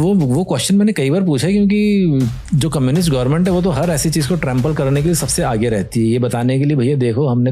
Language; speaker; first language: Hindi; native; Hindi